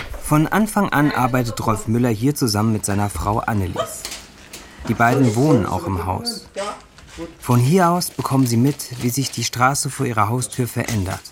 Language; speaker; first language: German; native; German